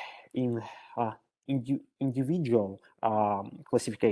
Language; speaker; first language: English; non-native, learner; Russian